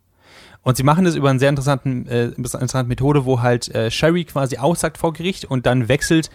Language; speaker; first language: German; native; German